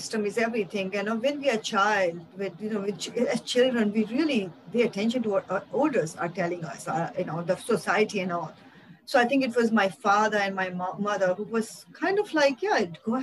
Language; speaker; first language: English; non-native, local second language; Hindi